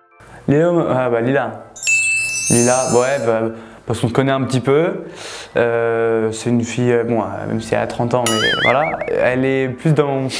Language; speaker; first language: French; native; French